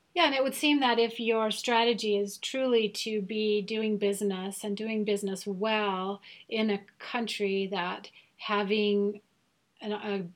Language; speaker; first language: English; non-native, fluent; German